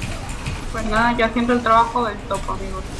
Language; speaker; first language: Spanish; native; Spanish